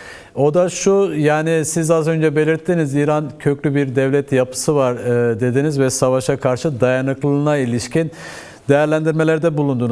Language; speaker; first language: Turkish; native; Turkish